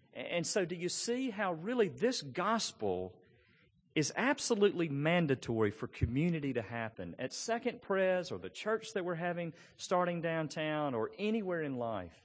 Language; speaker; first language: English; native; English